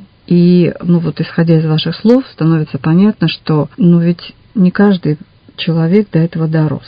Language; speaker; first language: Russian; native; Russian